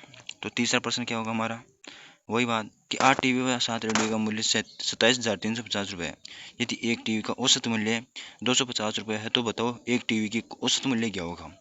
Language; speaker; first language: Hindi; native; Hindi